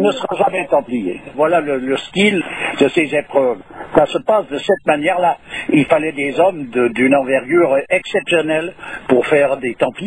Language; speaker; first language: French; native; French